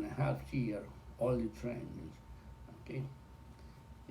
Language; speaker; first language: English; non-native, learner; Spanish